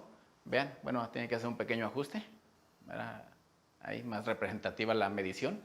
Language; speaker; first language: Spanish; native; Spanish